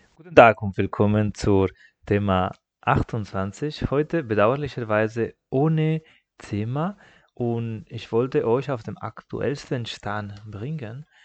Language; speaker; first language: German; non-native, fluent; Spanish